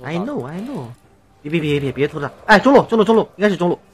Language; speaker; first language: Chinese; native; Chinese